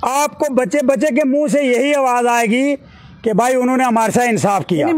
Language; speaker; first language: Hindi; native; Hindi